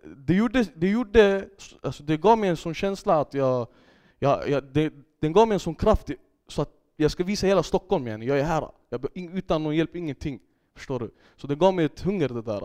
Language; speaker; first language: Swedish; early bilingual, other home language; Kurdish